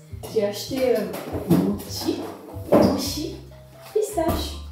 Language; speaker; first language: French; non-native, fluent; Japanese